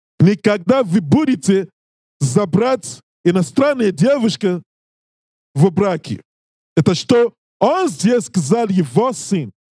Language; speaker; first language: Russian; non-native, learner; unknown